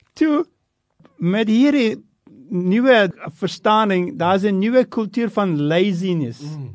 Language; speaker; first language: Afrikaans; non-native, fluent; Turkish